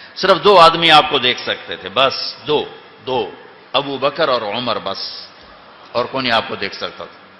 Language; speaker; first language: Urdu; non-native, local second language; Punjabi